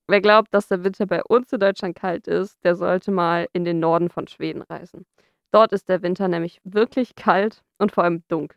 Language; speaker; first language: German; native; German